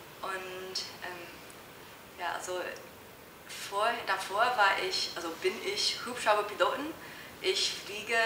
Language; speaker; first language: German; non-native, fluent; English